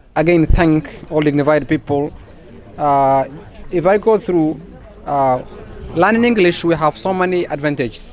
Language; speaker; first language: English; non-native, fluent; Somali